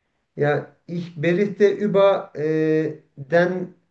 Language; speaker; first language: German; non-native, learner; Turkish